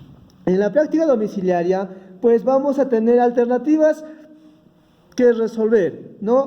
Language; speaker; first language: Spanish; native; Spanish